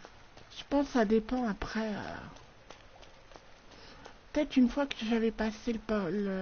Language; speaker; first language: French; native; French